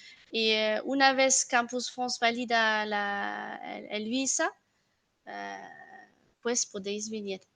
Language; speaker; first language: Spanish; non-native, fluent; French